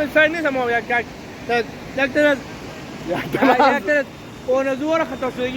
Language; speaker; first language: Persian; native; Persian